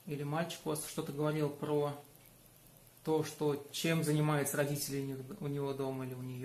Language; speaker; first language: Russian; native; Russian